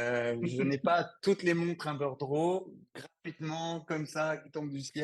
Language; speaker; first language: French; native; French